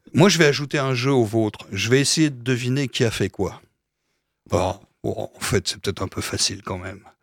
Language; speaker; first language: French; native; French